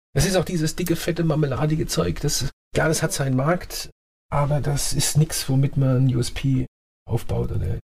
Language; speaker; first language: German; native; German